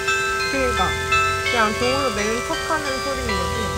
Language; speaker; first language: Korean; native; Korean